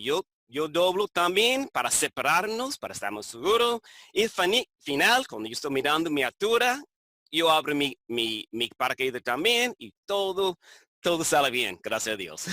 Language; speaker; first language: Spanish; non-native, fluent; English